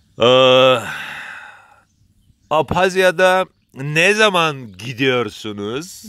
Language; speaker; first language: Turkish; non-native, learner; Abkhazian